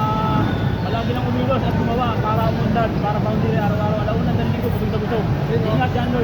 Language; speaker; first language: Filipino; native; Filipino